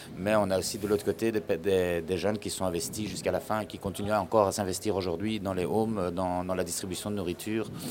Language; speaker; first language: French; native; French